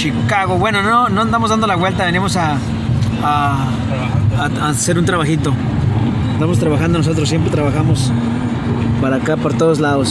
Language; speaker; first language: Spanish; native; Spanish